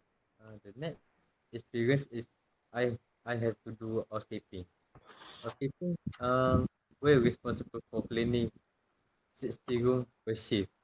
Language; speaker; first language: English; non-native, local second language; Malay